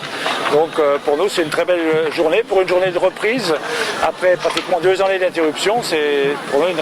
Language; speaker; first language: French; native; French